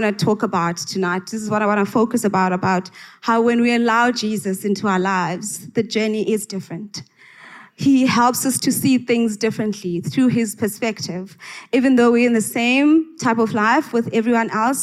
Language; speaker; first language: English; non-native, local second language; Xhosa